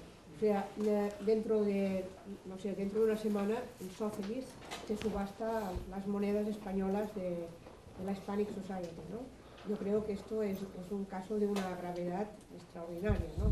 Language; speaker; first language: Spanish; native; Spanish